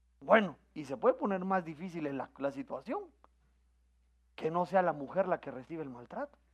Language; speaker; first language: Spanish; native; Spanish